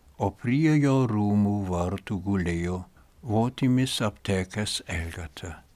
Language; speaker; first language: Lithuanian; non-native, fluent; German